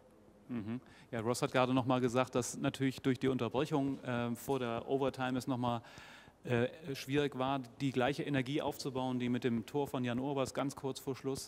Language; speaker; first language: German; native; German